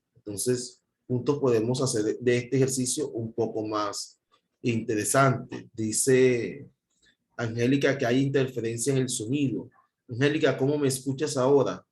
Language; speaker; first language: Spanish; native; Spanish